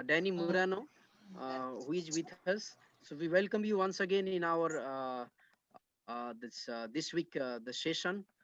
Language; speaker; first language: English; non-native, local second language; Hindi